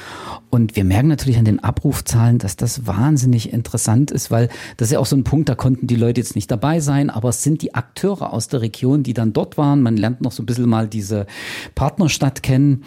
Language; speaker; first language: German; native; German